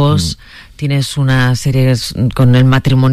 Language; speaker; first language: Spanish; native; Spanish